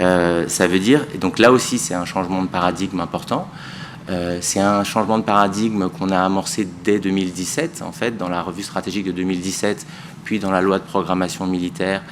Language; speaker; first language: French; native; French